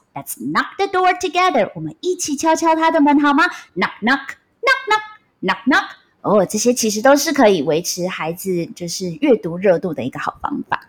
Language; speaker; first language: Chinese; non-native, local second language; Min Nan Chinese